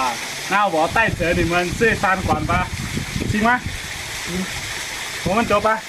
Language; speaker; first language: Chinese; non-native, learner; Lao